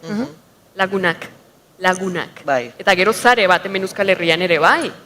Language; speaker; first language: Basque; non-native, fluent; Spanish